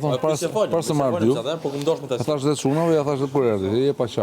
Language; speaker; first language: Albanian; native; Albanian